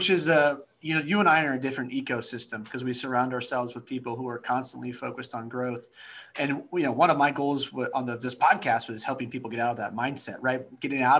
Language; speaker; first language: English; native; English